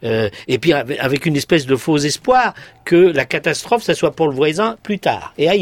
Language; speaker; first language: French; native; French